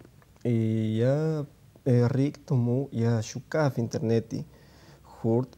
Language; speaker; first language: Ukrainian; non-native, learner; Spanish